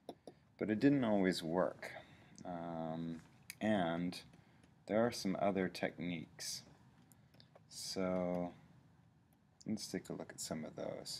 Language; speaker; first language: English; native; English